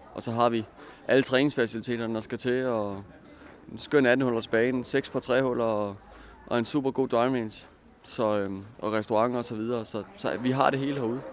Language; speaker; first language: Danish; native; Danish